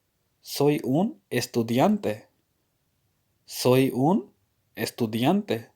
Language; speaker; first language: Spanish; non-native, fluent; Urdu